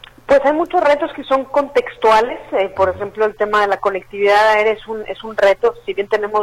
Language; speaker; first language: Spanish; native; Spanish